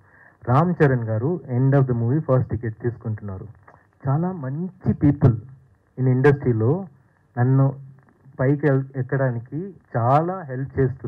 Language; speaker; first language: Telugu; non-native, fluent; Tamil